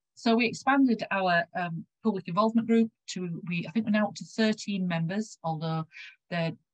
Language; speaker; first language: English; native; English